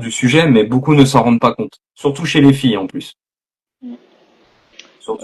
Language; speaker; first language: French; native; French